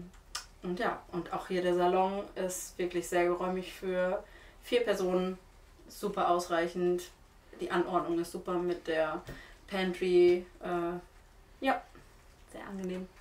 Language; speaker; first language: German; native; German